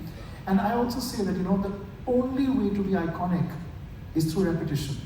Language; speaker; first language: English; non-native, local second language; Bangla